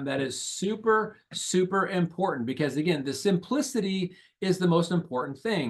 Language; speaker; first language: English; native; English